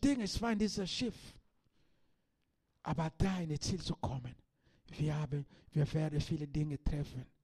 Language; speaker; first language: German; non-native, learner; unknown